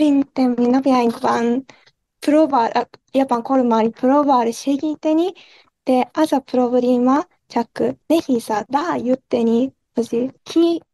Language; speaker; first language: Hungarian; non-native, learner; Japanese